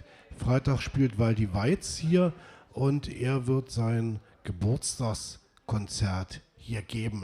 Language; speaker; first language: German; native; German